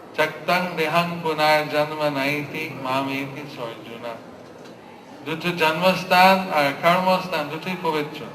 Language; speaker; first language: Bangla; non-native, fluent; English